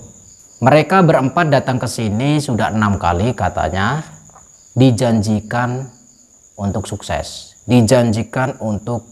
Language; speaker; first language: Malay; non-native, local second language; Javanese